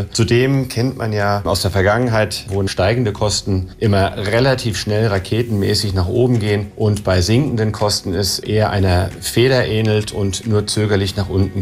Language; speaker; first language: German; native; German